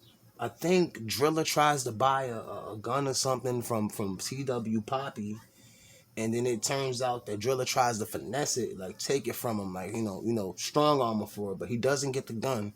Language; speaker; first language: English; native; English